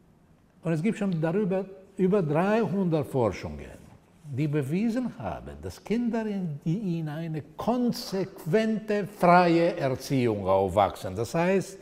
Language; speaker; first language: German; non-native, fluent; Portuguese